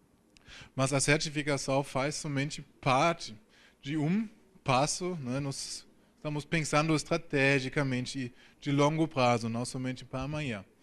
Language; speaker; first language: Portuguese; non-native, fluent; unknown